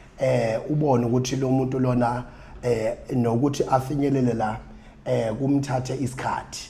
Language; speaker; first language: Zulu; native; Zulu